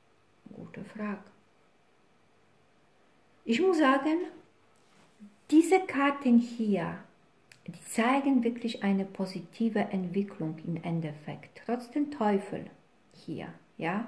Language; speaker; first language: German; non-native, fluent; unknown